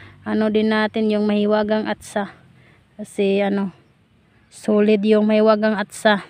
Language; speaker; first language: Filipino; non-native, local second language; Hiligaynon